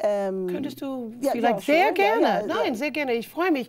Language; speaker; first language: German; non-native, fluent; English